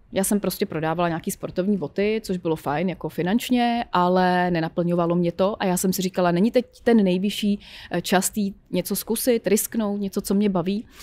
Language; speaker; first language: Czech; native; Czech